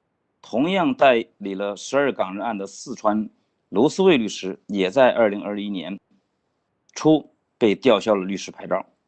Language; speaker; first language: Chinese; native; Chinese